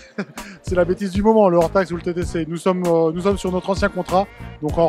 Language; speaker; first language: French; native; French